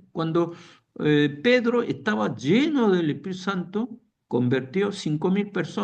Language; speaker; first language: Spanish; non-native, fluent; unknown